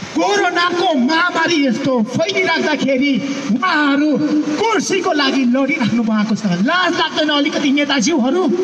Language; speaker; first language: Nepali; non-native, local second language; Newari